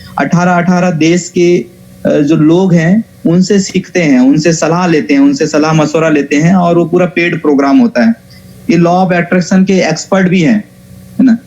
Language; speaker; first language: Hindi; native; Hindi